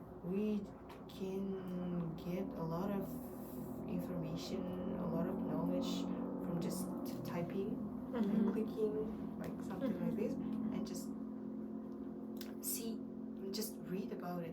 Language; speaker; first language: English; non-native, learner; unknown